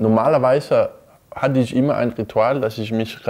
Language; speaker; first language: German; non-native, fluent; Danish